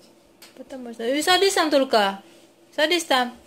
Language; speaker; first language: Russian; non-native, learner; Filipino